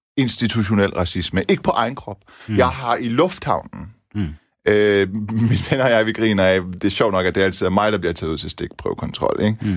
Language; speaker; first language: Danish; early bilingual, other home language; Persian